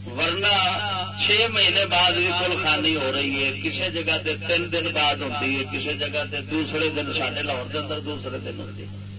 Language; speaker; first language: Urdu; non-native, local second language; Punjabi